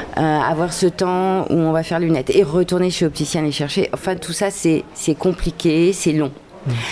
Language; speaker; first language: French; native; French